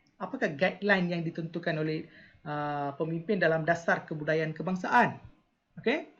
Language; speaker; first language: Malay; non-native, local second language; Tamil